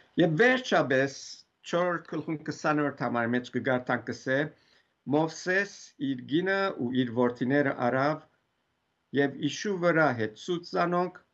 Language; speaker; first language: Armenian; native; Armenian